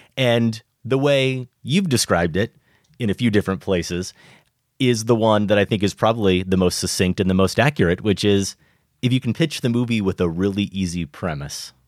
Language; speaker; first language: English; native; English